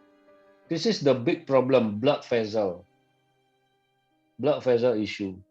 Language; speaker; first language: English; non-native, fluent; Indonesian